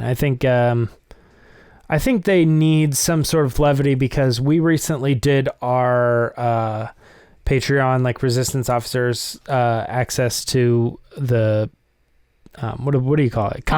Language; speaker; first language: English; native; English